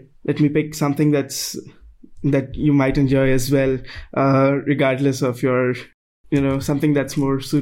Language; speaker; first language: English; non-native, local second language; Hindi